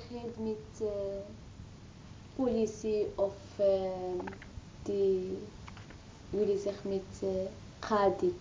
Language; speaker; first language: Dutch; non-native, learner; Arabic